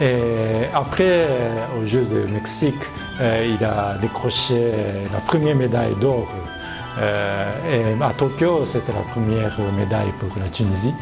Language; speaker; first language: French; non-native, fluent; Japanese